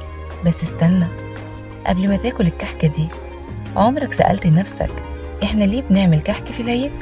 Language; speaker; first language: Arabic; native; Arabic